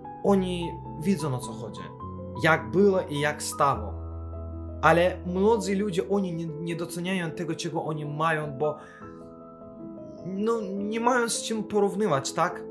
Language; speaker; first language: Polish; non-native, fluent; Azerbaijani